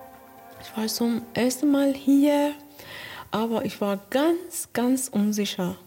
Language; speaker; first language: German; non-native, learner; Persian